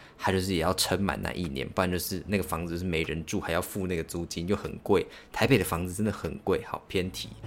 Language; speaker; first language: Chinese; native; Chinese